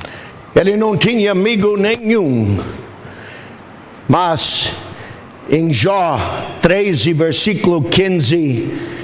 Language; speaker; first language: Portuguese; non-native, fluent; English